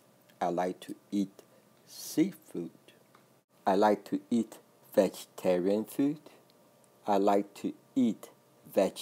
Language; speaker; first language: English; non-native, fluent; Chinese